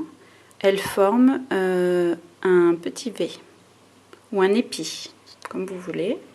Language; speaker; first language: French; native; French